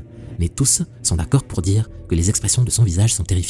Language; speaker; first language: French; native; French